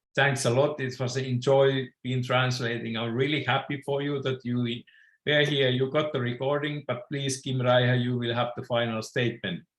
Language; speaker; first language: English; non-native, fluent; Finnish